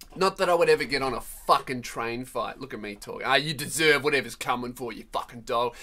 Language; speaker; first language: English; native; English